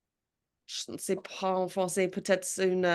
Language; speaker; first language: French; non-native, learner; English